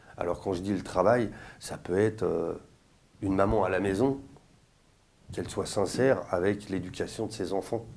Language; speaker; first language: French; native; French